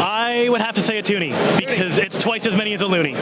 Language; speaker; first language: English; native; English